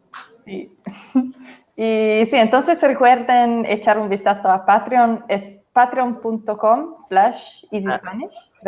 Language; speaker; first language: Spanish; non-native, fluent; English